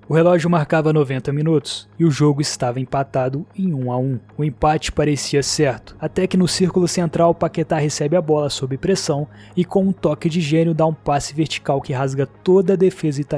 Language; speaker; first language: Portuguese; native; Portuguese